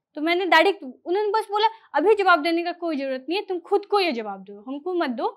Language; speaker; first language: Hindi; native; Hindi